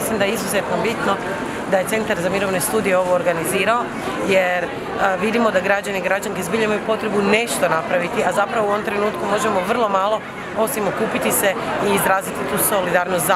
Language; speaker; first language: Croatian; native; Croatian